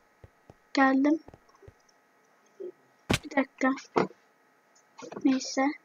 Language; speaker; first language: Turkish; native; Turkish